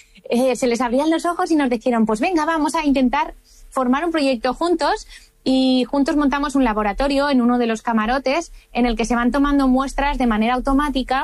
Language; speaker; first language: Spanish; native; Spanish